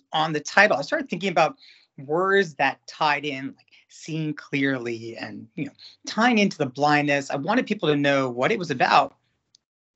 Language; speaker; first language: English; native; English